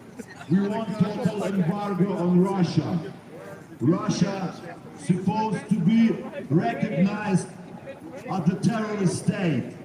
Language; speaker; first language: English; non-native, learner; Ukrainian